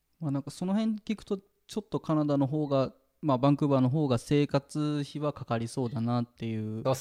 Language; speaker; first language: Japanese; native; Japanese